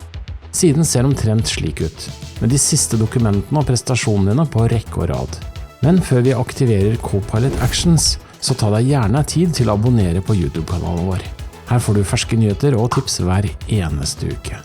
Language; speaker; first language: Norwegian; native; Norwegian